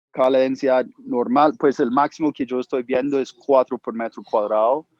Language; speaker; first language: Spanish; non-native, fluent; English